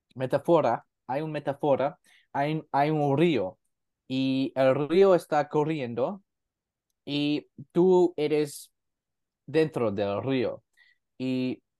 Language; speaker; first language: Spanish; non-native, learner; English